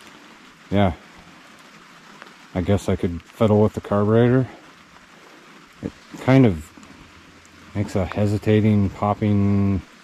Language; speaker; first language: English; native; English